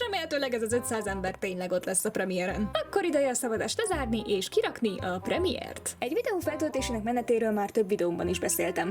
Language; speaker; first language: Hungarian; native; Hungarian